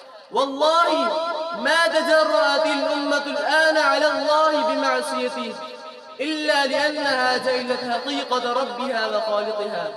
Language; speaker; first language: Arabic; non-native, fluent; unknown